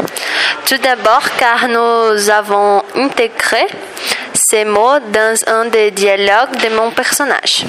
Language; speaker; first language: French; non-native, learner; Portuguese